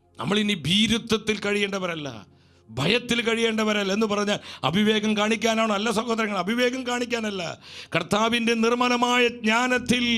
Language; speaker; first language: Malayalam; native; Malayalam